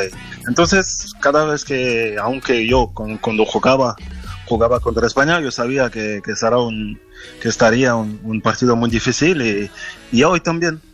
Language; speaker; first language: Spanish; non-native, fluent; French